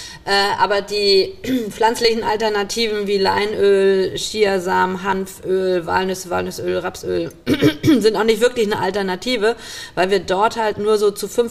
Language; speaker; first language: German; native; German